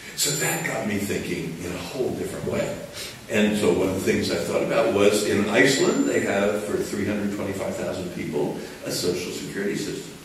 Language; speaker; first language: English; native; English